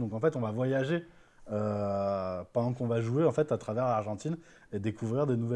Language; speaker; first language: French; native; French